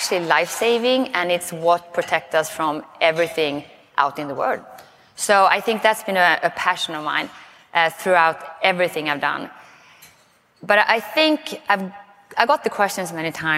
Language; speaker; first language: English; non-native, fluent; Swedish